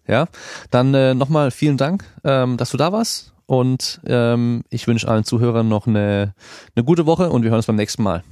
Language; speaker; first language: German; native; German